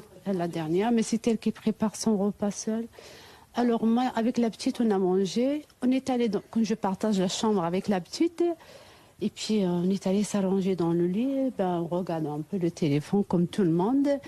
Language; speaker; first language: French; non-native, fluent; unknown